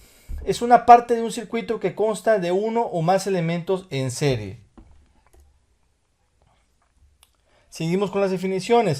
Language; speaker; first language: Spanish; native; Spanish